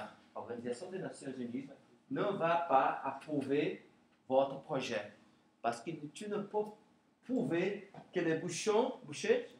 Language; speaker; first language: French; non-native, learner; Portuguese